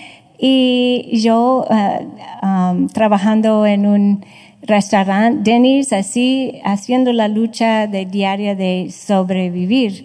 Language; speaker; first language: Spanish; non-native, fluent; English